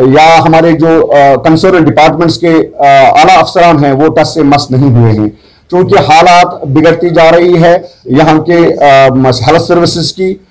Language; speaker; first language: Urdu; non-native, local second language; Kashmiri